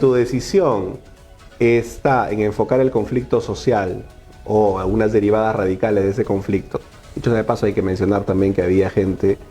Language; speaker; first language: Spanish; native; Spanish